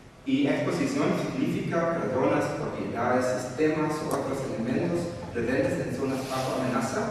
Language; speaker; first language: Spanish; non-native, fluent; German